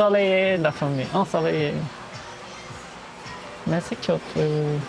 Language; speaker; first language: French; early bilingual, heritage; Portuguese